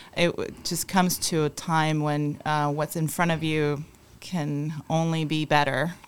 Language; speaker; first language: English; non-native, fluent; Spanish